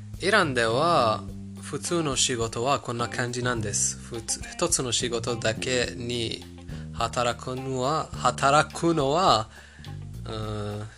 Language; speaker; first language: Japanese; non-native, fluent; Persian